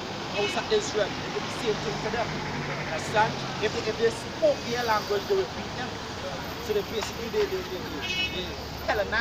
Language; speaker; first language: English; native; English